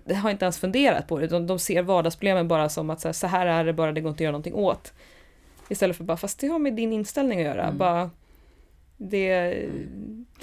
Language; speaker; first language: Swedish; native; Swedish